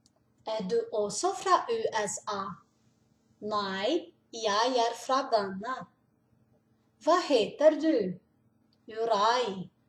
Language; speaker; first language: Norwegian; non-native, learner; Portuguese